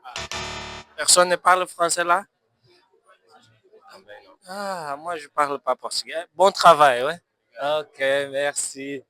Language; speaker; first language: French; non-native, fluent; Portuguese